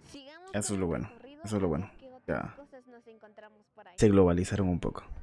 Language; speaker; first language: Spanish; native; Spanish